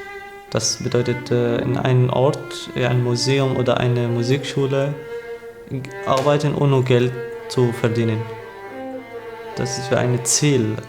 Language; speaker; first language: German; non-native, learner; Arabic